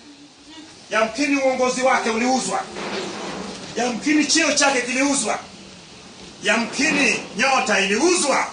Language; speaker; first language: Swahili; non-native, local second language; Luo (Kenya and Tanzania)